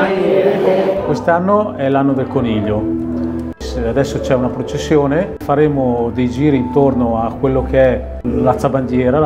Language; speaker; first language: Italian; early bilingual, other home language; Khmer